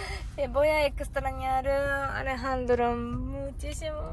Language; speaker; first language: Spanish; non-native, fluent; Japanese